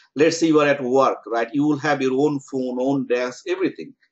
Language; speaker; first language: English; non-native, local second language; Bangla